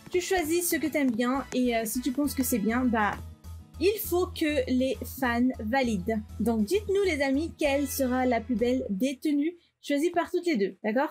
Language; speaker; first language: French; native; French